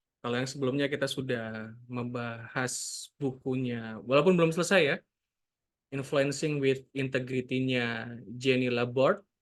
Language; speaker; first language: Indonesian; native; Indonesian